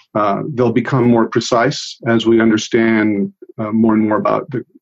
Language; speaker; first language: English; early bilingual, other home language; Italian